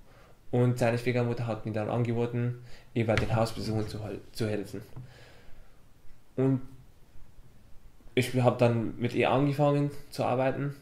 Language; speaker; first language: German; non-native, fluent; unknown